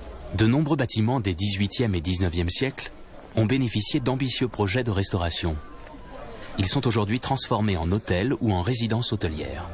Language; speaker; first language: French; native; French